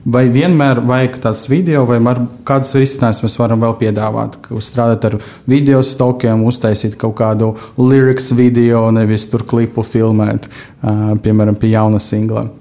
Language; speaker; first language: Latvian; non-native, local second language; Russian